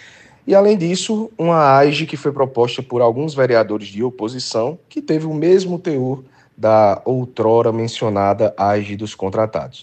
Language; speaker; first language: Portuguese; native; Portuguese